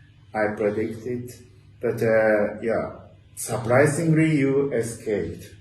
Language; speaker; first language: English; non-native, learner; Japanese